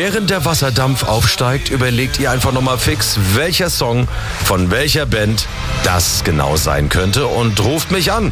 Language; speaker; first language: German; native; German